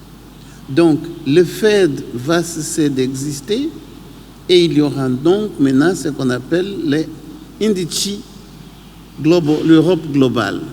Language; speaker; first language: French; non-native, fluent; Spanish